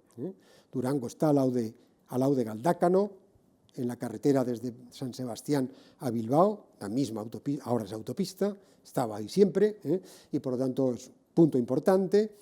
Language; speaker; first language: Spanish; native; Spanish